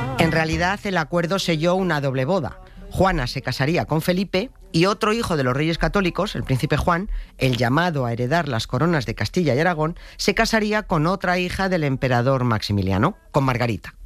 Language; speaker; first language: Spanish; native; Spanish